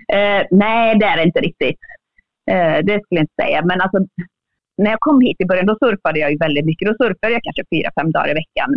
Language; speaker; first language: Swedish; native; Swedish